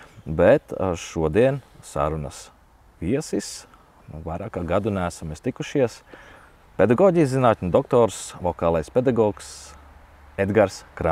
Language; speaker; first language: Latvian; native; Latvian